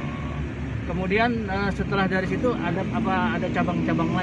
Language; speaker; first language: Indonesian; native; Indonesian